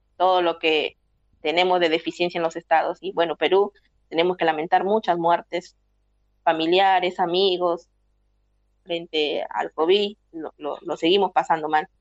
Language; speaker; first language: Spanish; native; Spanish